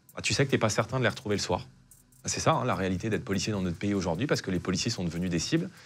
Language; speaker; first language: French; native; French